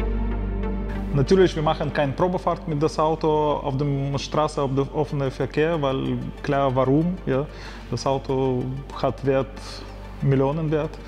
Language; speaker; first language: German; non-native, fluent; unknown